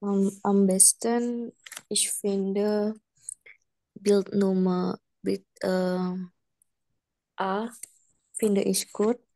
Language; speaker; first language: German; non-native, learner; Indonesian